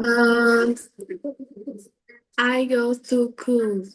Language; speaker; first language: English; non-native, learner; Vietnamese